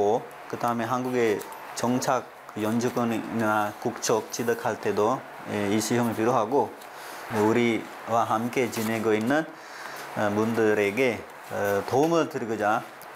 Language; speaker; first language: Korean; non-native, fluent; Sinhala